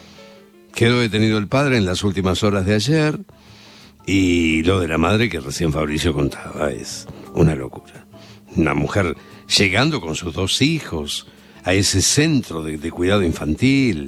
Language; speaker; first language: Spanish; native; Spanish